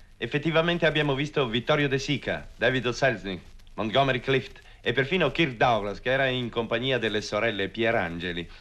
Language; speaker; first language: Italian; native; Italian